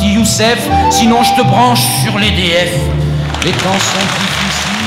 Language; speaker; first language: French; native; French